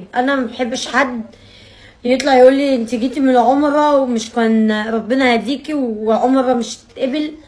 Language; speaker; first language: Arabic; native; Arabic